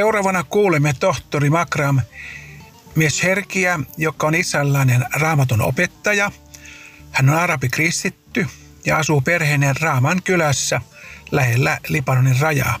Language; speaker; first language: Finnish; native; Finnish